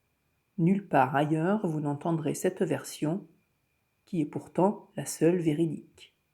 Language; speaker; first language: French; native; French